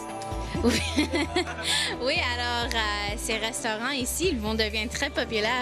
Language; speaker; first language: French; non-native, local second language; English